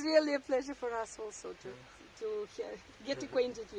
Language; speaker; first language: English; non-native, learner; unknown